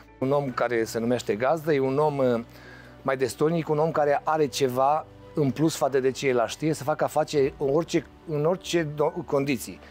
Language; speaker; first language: Romanian; native; Romanian